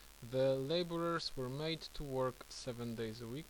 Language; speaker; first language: English; non-native, fluent; Polish